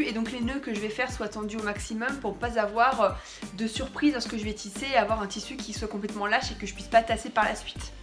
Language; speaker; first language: French; native; French